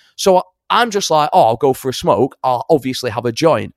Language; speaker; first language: English; native; English